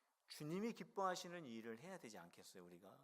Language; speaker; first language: Korean; native; Korean